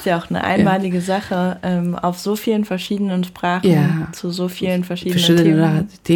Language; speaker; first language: German; native; German